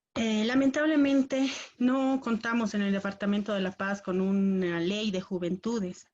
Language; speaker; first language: Spanish; native; Spanish